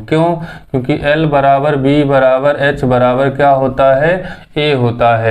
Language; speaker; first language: Hindi; native; Hindi